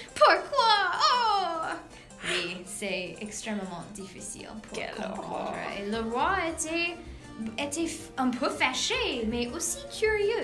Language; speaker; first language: French; non-native, learner; English